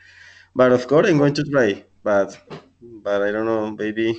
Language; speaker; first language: English; non-native, learner; Spanish